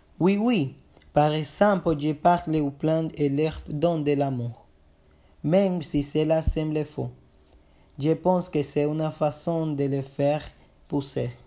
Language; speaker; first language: French; non-native, learner; Spanish